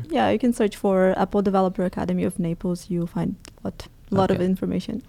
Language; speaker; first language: English; non-native, fluent; Portuguese